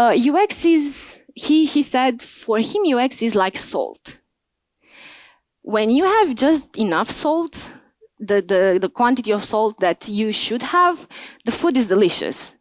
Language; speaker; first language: English; non-native, fluent; Romanian